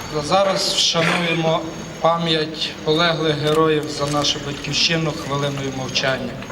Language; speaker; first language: Ukrainian; native; Ukrainian